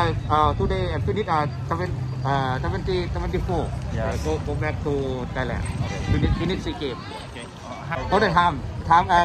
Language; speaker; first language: English; non-native, learner; Thai